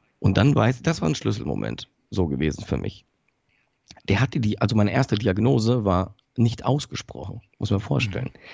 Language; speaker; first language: German; early bilingual, other home language; Polish